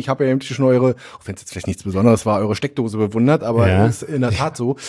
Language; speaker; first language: German; native; German